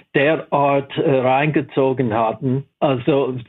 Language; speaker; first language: German; non-native, fluent; English